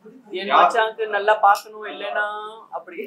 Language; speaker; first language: Tamil; non-native, local second language; Gujarati